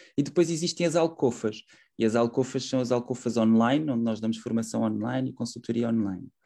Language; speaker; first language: Portuguese; native; Portuguese